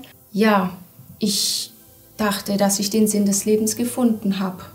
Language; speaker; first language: German; early bilingual, other home language; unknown